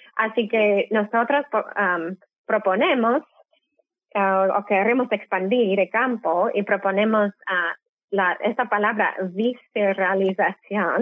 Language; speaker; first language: Spanish; non-native, fluent; English